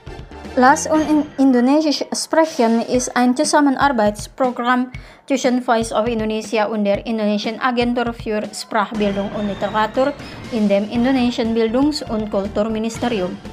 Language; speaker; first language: German; non-native, fluent; Indonesian